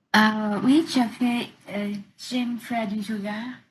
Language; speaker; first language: French; non-native, learner; English